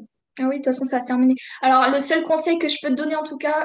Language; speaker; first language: French; native; French